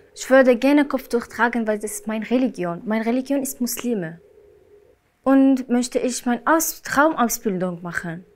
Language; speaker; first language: German; non-native, learner; Arabic